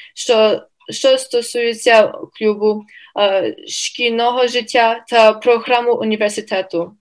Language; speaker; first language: Ukrainian; early bilingual, heritage; Ukrainian